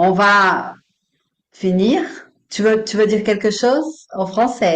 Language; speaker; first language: French; non-native, fluent; Portuguese